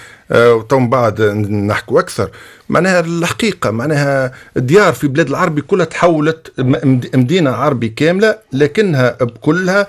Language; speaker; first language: Arabic; native; Arabic